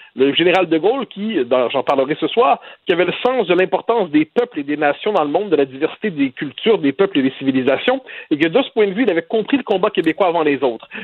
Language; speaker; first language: French; native; French